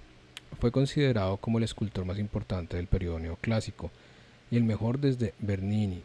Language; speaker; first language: Spanish; native; Spanish